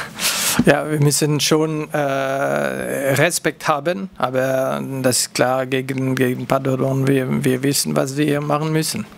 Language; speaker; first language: German; non-native, local second language; French